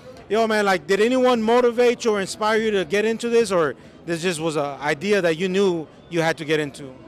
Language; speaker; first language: English; early bilingual, other home language; Spanish